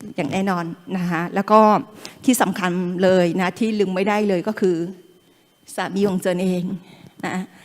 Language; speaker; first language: Thai; non-native, local second language; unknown